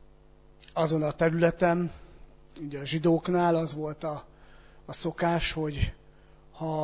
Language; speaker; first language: Hungarian; native; Hungarian